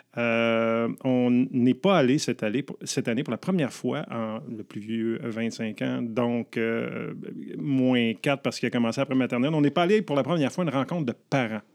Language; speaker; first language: French; native; French